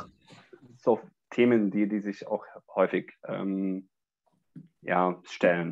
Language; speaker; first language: German; non-native, fluent; Arabic